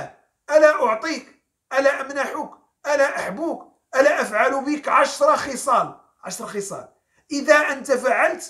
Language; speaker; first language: Arabic; native; Arabic